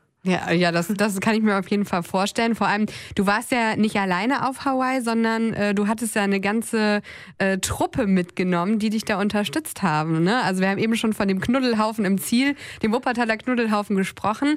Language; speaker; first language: German; native; German